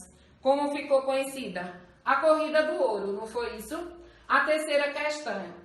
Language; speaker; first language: Portuguese; native; Portuguese